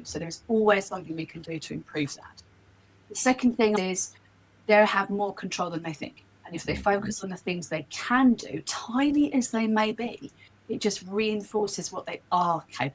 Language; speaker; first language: English; native; English